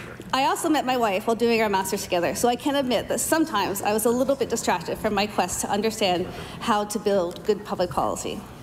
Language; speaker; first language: English; native; English